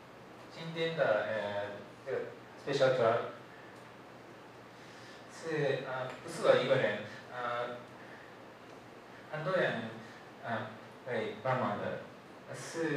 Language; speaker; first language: Chinese; non-native, learner; Japanese